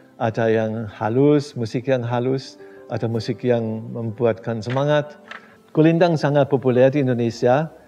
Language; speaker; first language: Indonesian; non-native, fluent; German